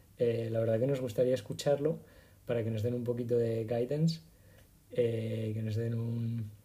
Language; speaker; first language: Spanish; native; Spanish